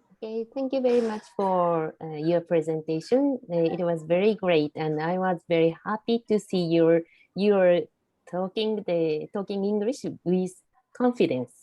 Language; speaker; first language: English; non-native, fluent; Japanese